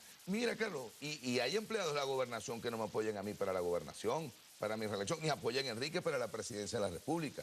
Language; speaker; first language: Spanish; native; Spanish